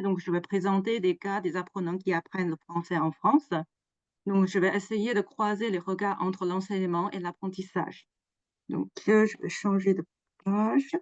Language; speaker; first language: French; non-native, fluent; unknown